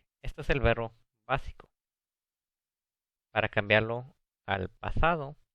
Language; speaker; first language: Spanish; early bilingual, heritage; English